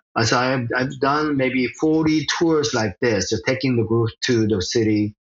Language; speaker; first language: English; early bilingual, other home language; Korean